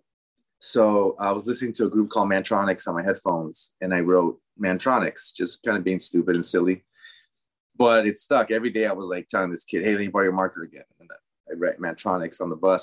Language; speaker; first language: English; early bilingual, other home language; Spanish